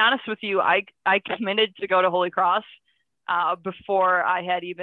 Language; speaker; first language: English; native; English